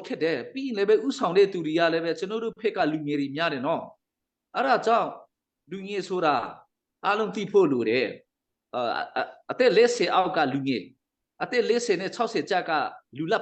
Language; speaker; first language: Burmese; non-native, local second language; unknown